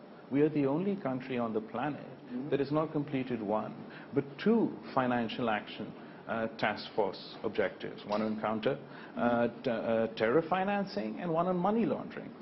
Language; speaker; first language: English; non-native, local second language; Urdu